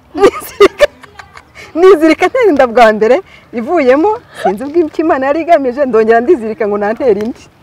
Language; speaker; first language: Kinyarwanda; early bilingual, other home language; Rundi